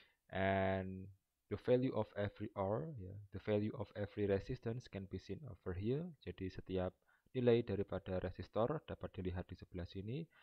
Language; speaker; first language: English; non-native, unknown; Indonesian